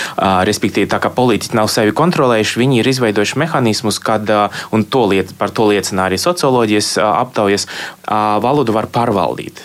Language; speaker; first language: Latvian; non-native, local second language; Russian